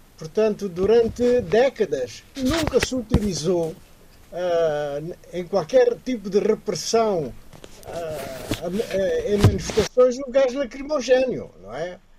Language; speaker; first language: Portuguese; native; Portuguese